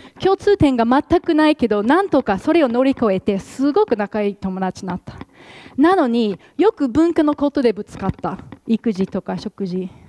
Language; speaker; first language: Japanese; non-native, fluent; English